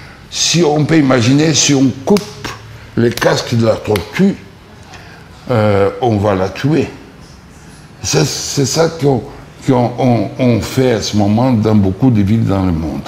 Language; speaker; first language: French; non-native, fluent; Portuguese